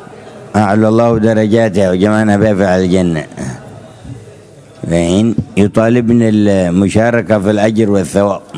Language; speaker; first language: Arabic; native; Arabic